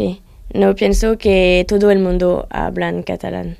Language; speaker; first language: Spanish; non-native, learner; French